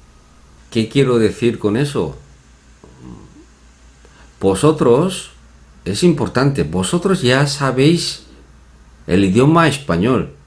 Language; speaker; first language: Spanish; non-native, fluent; Korean